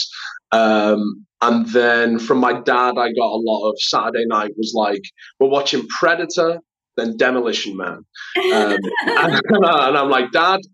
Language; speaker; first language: English; native; English